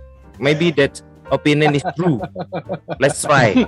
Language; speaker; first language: English; non-native, learner; Indonesian